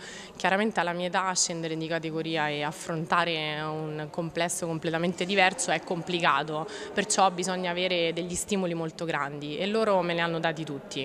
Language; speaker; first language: Italian; native; Italian